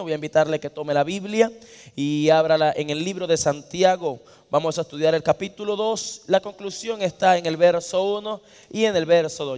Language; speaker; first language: Spanish; native; Spanish